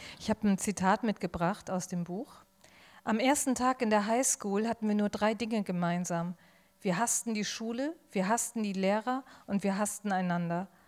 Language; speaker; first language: German; native; German